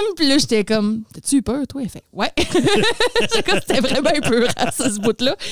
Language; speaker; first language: French; native; French